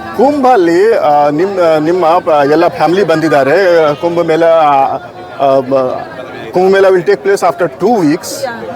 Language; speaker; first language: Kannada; non-native, learner; Hindi